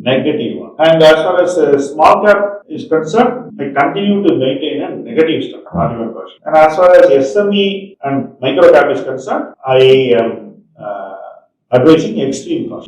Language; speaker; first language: English; non-native, local second language; Tamil